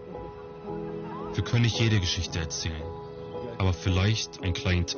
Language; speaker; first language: German; early bilingual, other home language; Kurdish